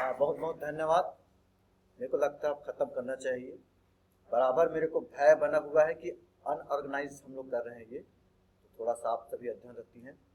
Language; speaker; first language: Hindi; native; Hindi